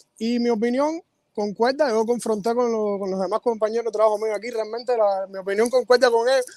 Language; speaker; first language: Spanish; native; Spanish